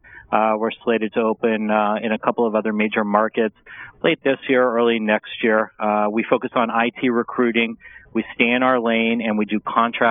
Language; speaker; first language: English; native; English